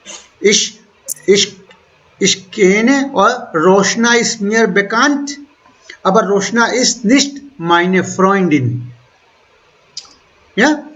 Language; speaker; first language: German; non-native, fluent; Hindi